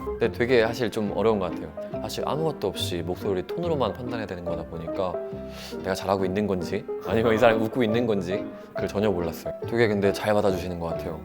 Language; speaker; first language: Korean; native; Korean